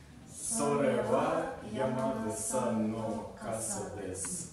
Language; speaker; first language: Japanese; non-native, learner; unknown